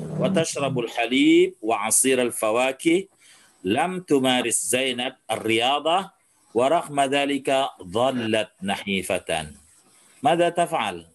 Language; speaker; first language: Arabic; non-native, fluent; Indonesian